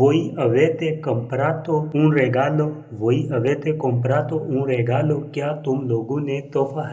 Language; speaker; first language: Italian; non-native, fluent; Punjabi